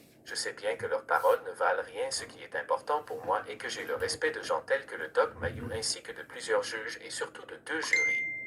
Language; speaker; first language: French; native; French